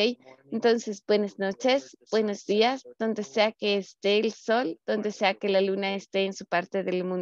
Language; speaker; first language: Spanish; native; Spanish